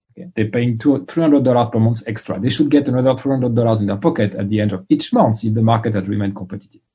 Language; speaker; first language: English; non-native, fluent; French